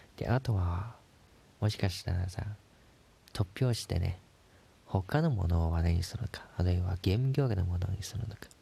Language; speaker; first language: Japanese; non-native, fluent; Chinese